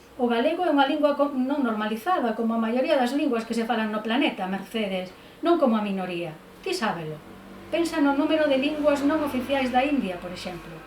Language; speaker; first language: Galician; native; Galician